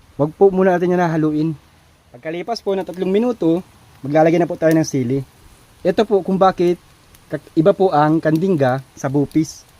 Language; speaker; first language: Filipino; non-native, local second language; Bikol